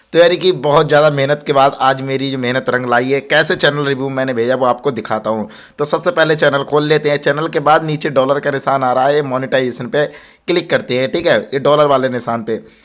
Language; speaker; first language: Hindi; native; Hindi